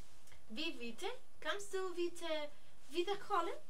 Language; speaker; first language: German; non-native, learner; Spanish